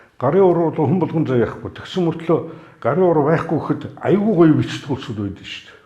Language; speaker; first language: Mongolian; native; Mongolian